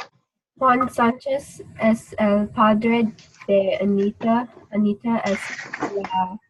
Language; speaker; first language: Spanish; non-native, learner; English